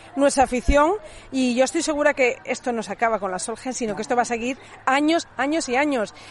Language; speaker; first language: Spanish; non-native, fluent; Swedish